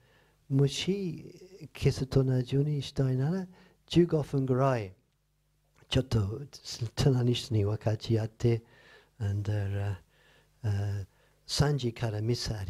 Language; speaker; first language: Japanese; non-native, fluent; English